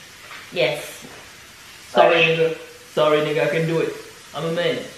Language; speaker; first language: English; non-native, learner; French